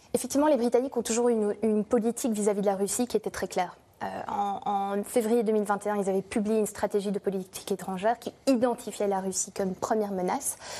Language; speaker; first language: French; non-native, fluent; English